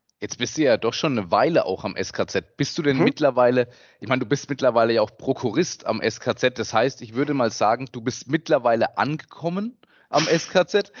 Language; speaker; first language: German; native; German